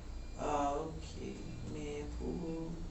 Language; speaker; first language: French; non-native, learner; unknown